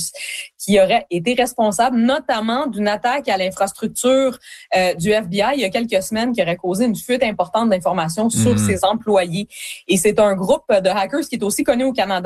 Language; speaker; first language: French; native; French